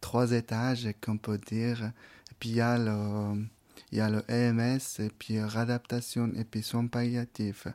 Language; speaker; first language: French; non-native, fluent; Persian